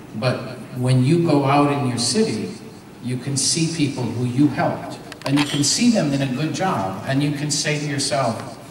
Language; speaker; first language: English; native; English